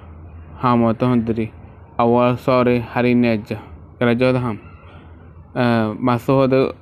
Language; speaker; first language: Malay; non-native, learner; Rohingya